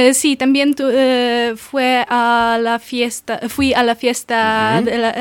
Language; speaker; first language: Spanish; non-native, fluent; Polish